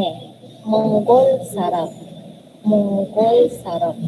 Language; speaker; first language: Korean; non-native, learner; Filipino